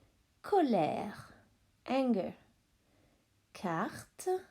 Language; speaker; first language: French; non-native, fluent; English